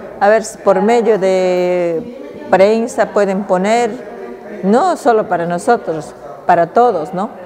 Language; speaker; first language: Spanish; non-native, local second language; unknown